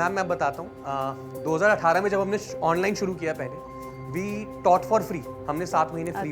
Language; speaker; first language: Hindi; native; Hindi